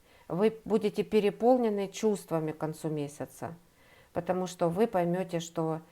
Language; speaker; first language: Russian; native; Russian